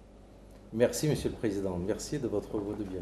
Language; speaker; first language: French; native; French